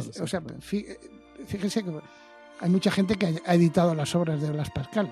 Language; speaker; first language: Spanish; native; Spanish